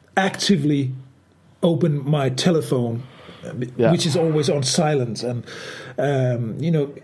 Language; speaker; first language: English; non-native, fluent; Danish